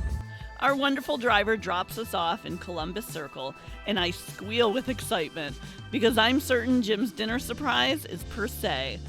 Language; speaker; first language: English; native; English